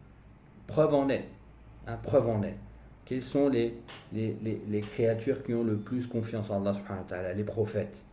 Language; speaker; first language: French; native; French